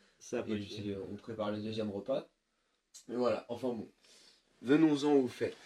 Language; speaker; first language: French; native; French